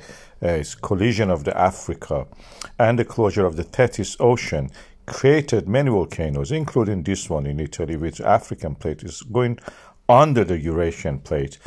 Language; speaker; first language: English; non-native, fluent; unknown